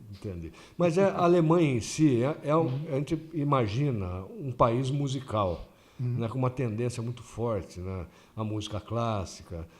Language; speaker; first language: Portuguese; native; Portuguese